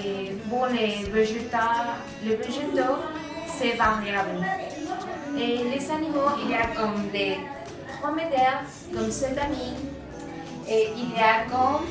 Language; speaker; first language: French; non-native, learner; Spanish